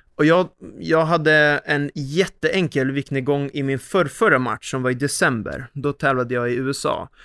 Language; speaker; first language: Swedish; native; Swedish